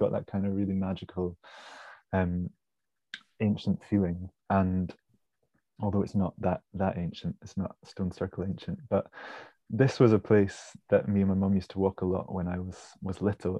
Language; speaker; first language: English; native; English